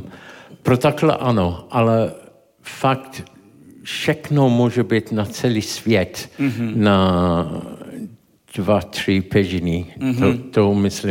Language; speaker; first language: Czech; non-native, learner; English